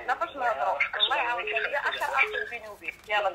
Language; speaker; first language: Arabic; native; Arabic